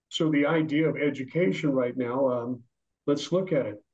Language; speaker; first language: English; native; English